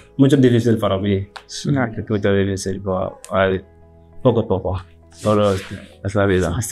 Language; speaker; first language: Spanish; non-native, learner; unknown